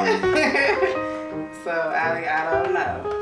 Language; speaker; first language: English; native; English